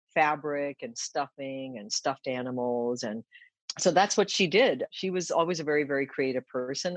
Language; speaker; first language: English; early bilingual, other home language; Japanese